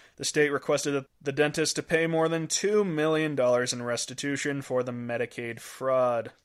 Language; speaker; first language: English; native; English